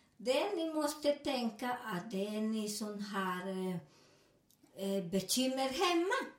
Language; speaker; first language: Swedish; non-native, learner; Spanish